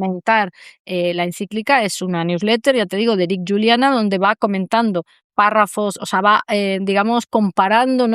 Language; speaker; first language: Spanish; native; Spanish